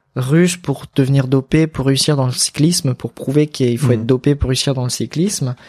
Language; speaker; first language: French; native; French